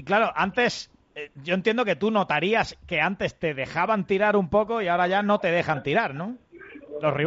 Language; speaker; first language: Spanish; native; Spanish